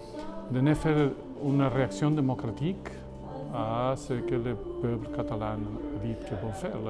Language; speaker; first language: French; non-native, fluent; Catalan